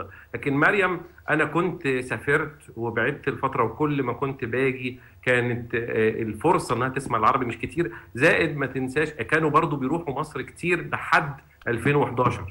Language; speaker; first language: Arabic; native; Arabic